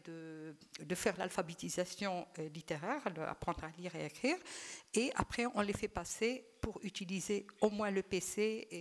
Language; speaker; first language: French; non-native, local second language; Arabic